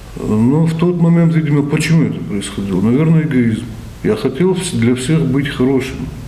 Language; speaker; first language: Russian; non-native, local second language; Ossetic